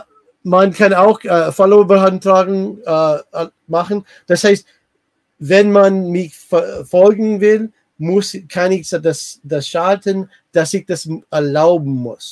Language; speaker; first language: German; non-native, learner; English